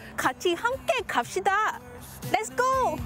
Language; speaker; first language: Korean; non-native, learner; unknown